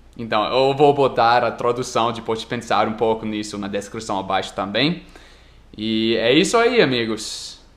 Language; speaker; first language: Portuguese; non-native, fluent; English